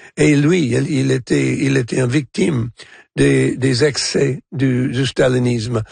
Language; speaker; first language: French; non-native, local second language; English